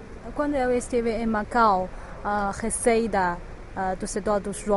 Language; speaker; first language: Portuguese; non-native, fluent; Chinese